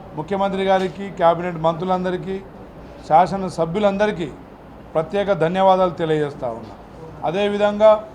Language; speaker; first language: Telugu; non-native, local second language; Lambadi